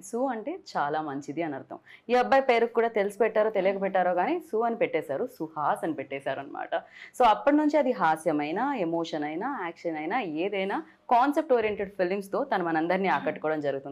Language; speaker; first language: Telugu; native; Telugu